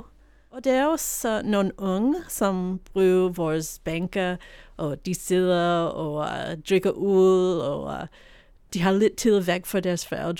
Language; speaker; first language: Danish; non-native, fluent; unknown